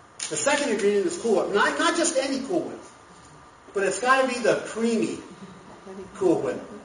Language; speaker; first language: English; native; English